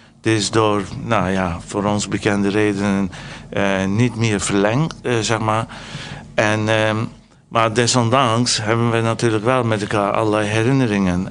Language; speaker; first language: Dutch; non-native, fluent; Turkish